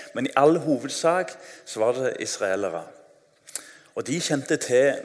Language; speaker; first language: Norwegian; native; Norwegian